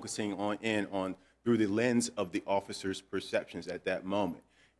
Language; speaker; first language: English; native; English